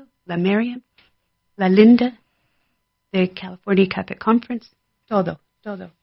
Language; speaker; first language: Spanish; non-native, learner; English